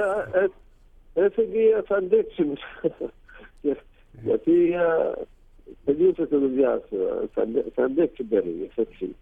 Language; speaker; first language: Greek; non-native, learner; Arabic